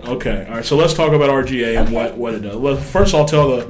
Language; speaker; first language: English; native; English